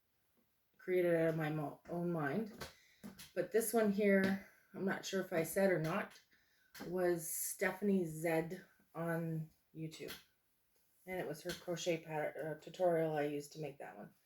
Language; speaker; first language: English; native; English